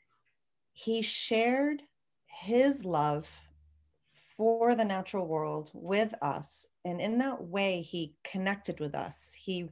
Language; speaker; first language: English; native; English